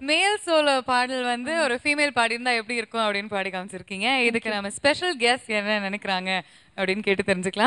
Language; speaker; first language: Tamil; native; Tamil